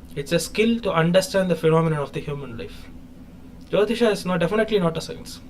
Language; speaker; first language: English; non-native, local second language; Tamil